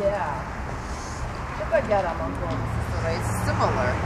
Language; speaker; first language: Lithuanian; early bilingual, heritage; English